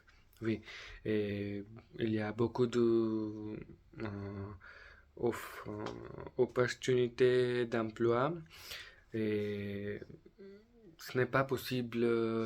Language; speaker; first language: French; non-native, learner; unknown